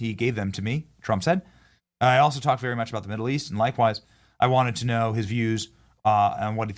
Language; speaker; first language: English; native; English